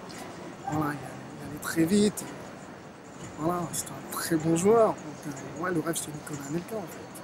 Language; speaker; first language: French; early bilingual, other home language; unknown